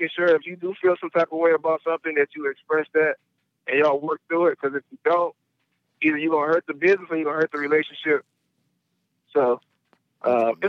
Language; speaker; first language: English; native; English